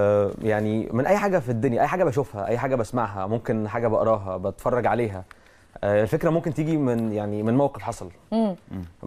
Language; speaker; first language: Arabic; native; Arabic